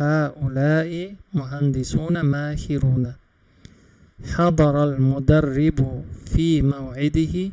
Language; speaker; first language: Arabic; non-native, fluent; Uzbek